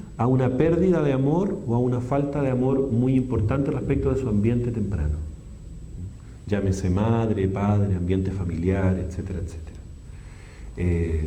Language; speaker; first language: Spanish; native; Spanish